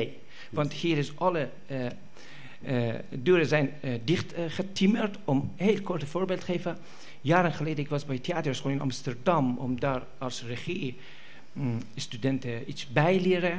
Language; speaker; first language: Dutch; non-native, fluent; Persian